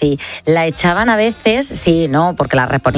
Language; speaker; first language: Spanish; native; Spanish